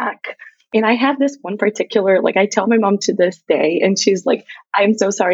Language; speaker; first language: English; non-native, fluent; Portuguese